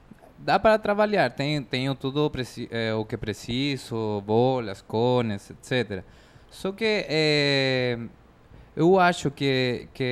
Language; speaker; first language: Portuguese; non-native, fluent; Spanish